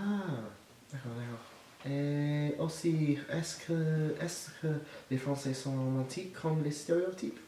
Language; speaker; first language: French; non-native, learner; English